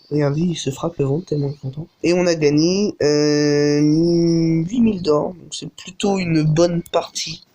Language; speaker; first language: French; native; French